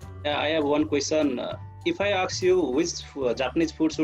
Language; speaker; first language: English; non-native, fluent; Nepali